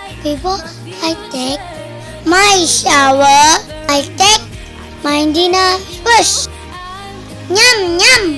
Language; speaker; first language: English; non-native, learner; Malay